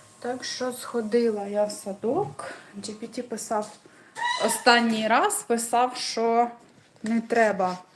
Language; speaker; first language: Ukrainian; non-native, local second language; Russian